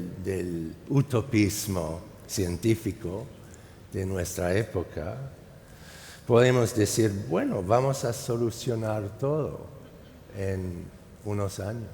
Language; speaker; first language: Spanish; non-native, fluent; English